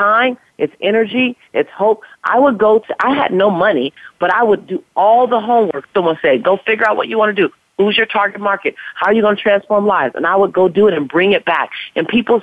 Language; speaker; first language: English; native; English